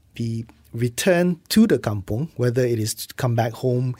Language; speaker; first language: English; non-native, local second language; Malay